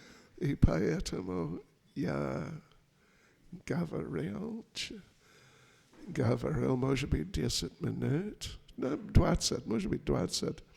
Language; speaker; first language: Russian; non-native, learner; English